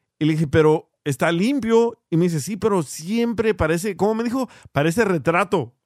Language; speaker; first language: Spanish; early bilingual, heritage; Spanish